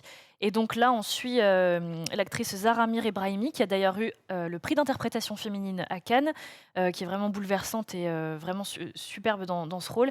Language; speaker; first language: French; native; French